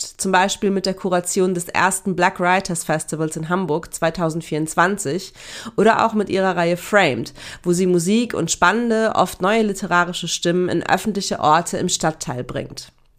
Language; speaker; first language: German; native; German